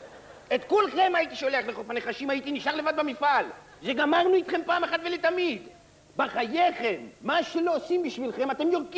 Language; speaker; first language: Hebrew; native; Hebrew